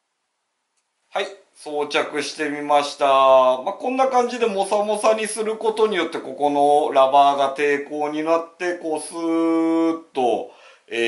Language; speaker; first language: Japanese; native; Japanese